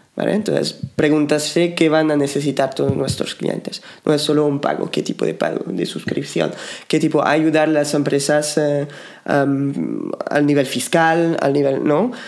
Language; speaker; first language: Spanish; non-native, fluent; French